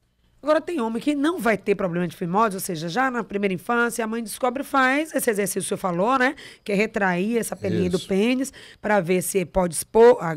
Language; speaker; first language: Portuguese; native; Portuguese